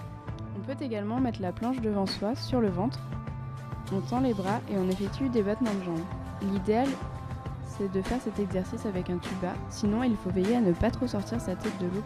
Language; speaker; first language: French; native; French